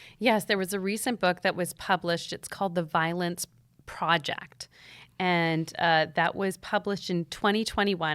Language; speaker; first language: English; native; English